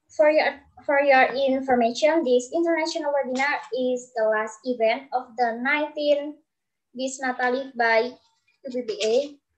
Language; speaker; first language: English; non-native, learner; Indonesian